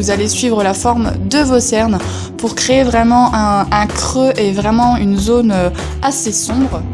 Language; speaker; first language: French; native; French